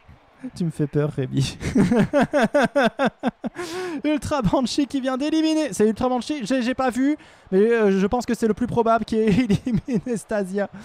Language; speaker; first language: French; native; French